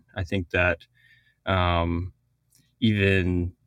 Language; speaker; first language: English; early bilingual, other home language; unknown